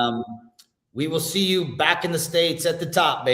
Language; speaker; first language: English; native; English